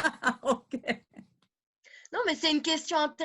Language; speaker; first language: French; native; French